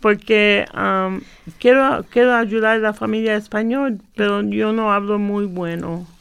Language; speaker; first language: Spanish; non-native, learner; English